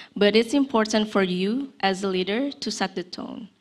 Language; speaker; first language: English; non-native, fluent; Indonesian